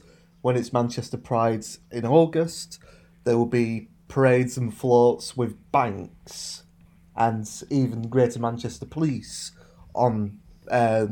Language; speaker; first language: English; native; English